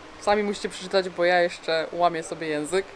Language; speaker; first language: Polish; native; Polish